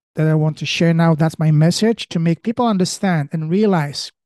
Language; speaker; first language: English; early bilingual, other home language; French